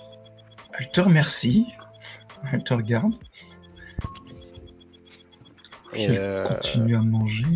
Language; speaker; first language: French; native; French